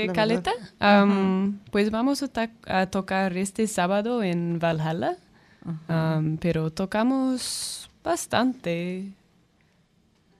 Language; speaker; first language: Spanish; non-native, fluent; English